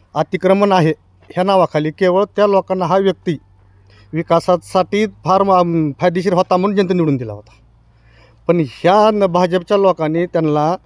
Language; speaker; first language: Marathi; native; Marathi